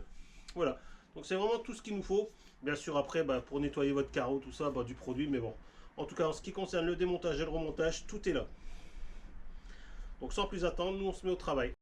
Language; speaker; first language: French; native; French